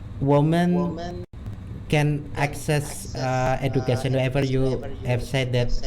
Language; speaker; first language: English; non-native, learner; Indonesian